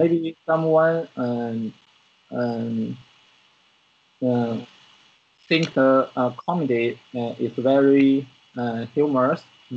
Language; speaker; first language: English; non-native, learner; Chinese